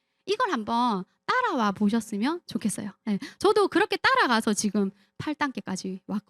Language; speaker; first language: Korean; native; Korean